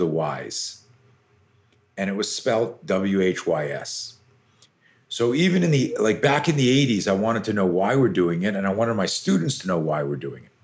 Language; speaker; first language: English; native; English